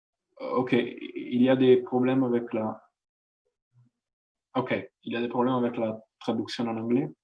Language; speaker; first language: French; non-native, fluent; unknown